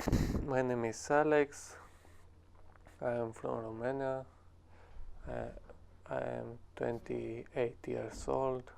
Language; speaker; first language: English; non-native, learner; Romanian